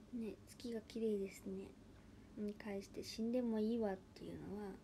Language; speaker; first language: Japanese; native; Japanese